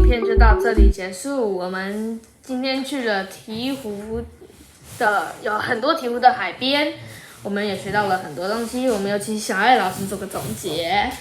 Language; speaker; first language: Chinese; native; Chinese